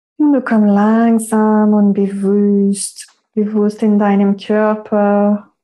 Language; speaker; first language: German; non-native, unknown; French